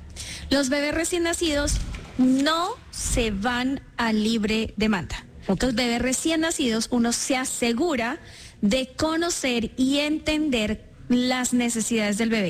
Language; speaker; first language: Spanish; native; Spanish